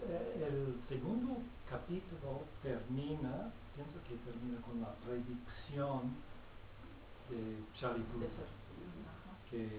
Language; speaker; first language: Spanish; non-native, fluent; English